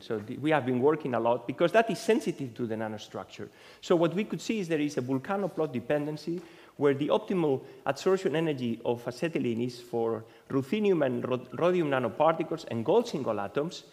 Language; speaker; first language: English; non-native, fluent; Spanish